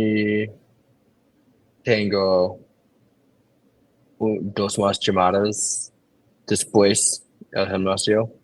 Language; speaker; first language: Spanish; non-native, learner; English